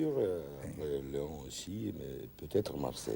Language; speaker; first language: French; non-native, learner; Russian